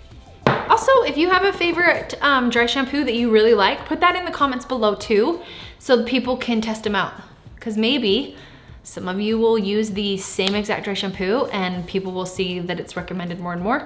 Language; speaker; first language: English; native; English